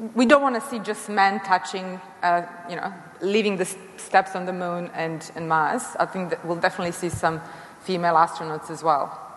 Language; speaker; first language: English; non-native, fluent; Serbian